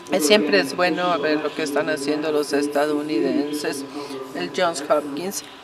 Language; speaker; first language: Spanish; native; Spanish